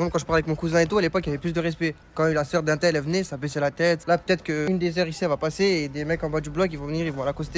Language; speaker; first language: French; native; French